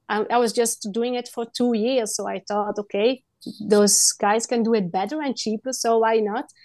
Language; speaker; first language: English; non-native, learner; Dutch